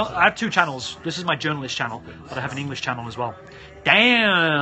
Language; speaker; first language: English; native; English